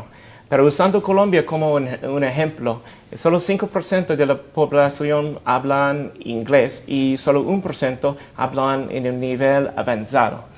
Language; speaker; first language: Spanish; non-native, fluent; English